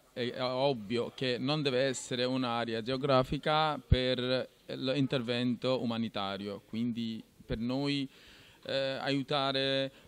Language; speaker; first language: Italian; non-native, fluent; Bangla